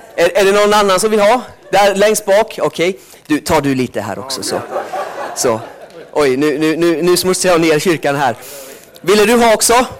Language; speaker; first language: Swedish; early bilingual, other home language; Finnish